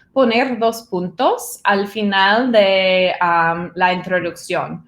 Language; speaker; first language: Spanish; non-native, fluent; English